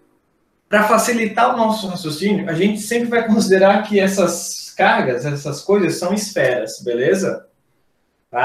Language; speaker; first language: Portuguese; native; Portuguese